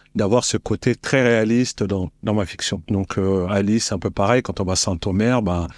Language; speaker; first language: French; native; French